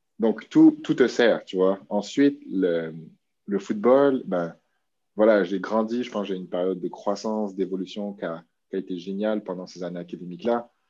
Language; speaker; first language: French; native; French